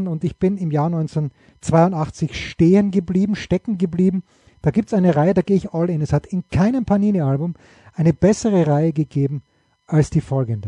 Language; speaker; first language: German; native; German